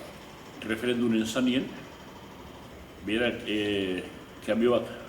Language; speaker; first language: Basque; native; Basque